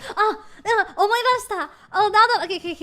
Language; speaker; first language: Japanese; non-native, learner; English